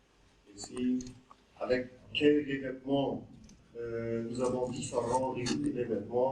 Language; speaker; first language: French; non-native, learner; German